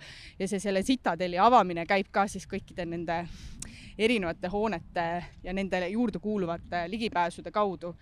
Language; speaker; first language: Estonian; native; Estonian